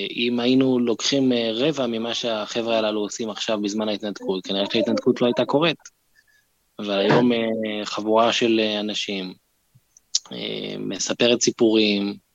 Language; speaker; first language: Hebrew; native; Hebrew